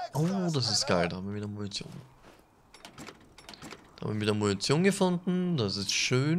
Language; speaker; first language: German; native; German